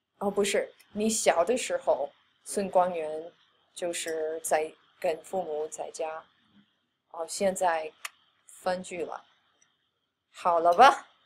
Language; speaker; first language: Chinese; non-native, fluent; English